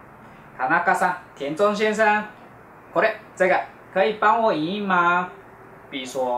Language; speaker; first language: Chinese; non-native, fluent; Japanese